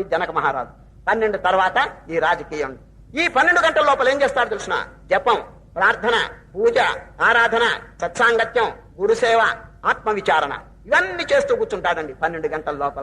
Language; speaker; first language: Telugu; native; Telugu